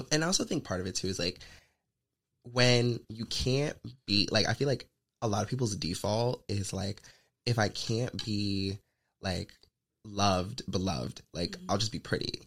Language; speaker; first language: English; native; English